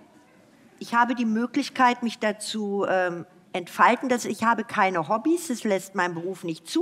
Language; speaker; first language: German; native; German